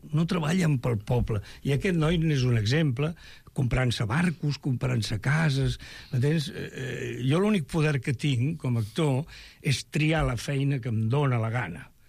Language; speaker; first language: Catalan; non-native, local second language; Spanish